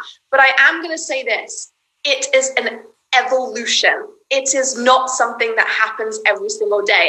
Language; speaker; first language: English; native; English